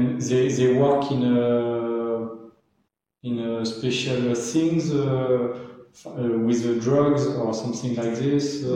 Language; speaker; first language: English; non-native, learner; French